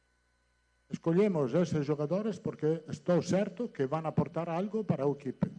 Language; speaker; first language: Portuguese; non-native, fluent; Italian